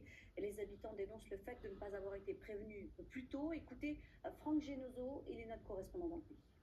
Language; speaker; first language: French; native; French